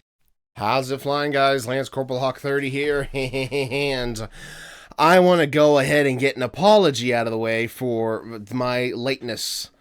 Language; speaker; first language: English; native; English